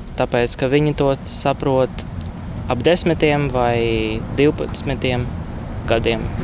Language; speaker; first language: Latvian; non-native, learner; Russian